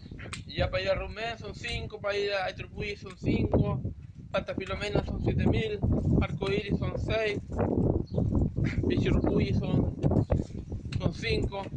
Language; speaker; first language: Spanish; native; Spanish